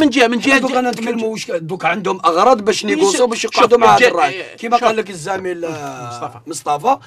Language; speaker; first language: Arabic; native; Arabic